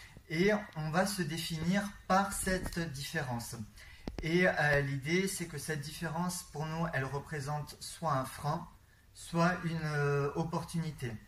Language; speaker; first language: French; native; French